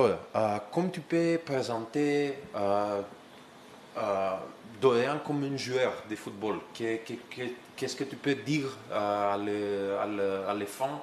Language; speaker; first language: French; non-native, learner; Greek